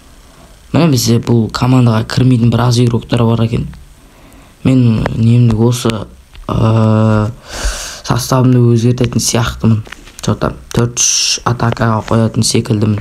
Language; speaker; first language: Kazakh; native; Kazakh